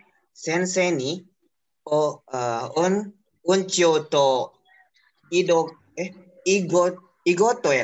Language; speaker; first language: Japanese; non-native, learner; Indonesian